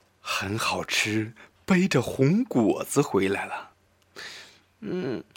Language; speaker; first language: Chinese; native; Chinese